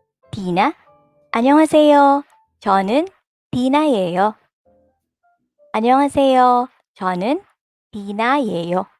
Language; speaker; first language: Korean; non-native, fluent; Filipino